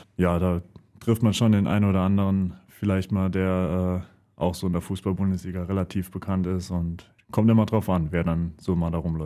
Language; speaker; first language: German; native; German